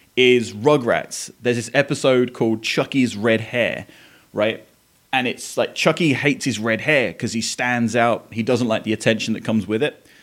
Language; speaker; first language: English; native; English